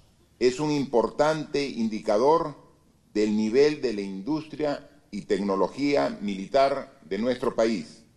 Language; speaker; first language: Spanish; native; Spanish